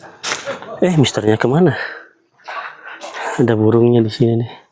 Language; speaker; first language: Indonesian; native; Indonesian